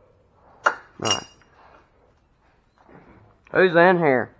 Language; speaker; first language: English; native; English